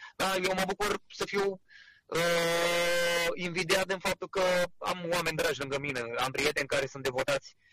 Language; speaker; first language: Romanian; native; Romanian